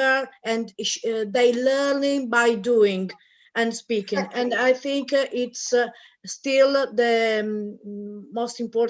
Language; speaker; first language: English; non-native, learner; Italian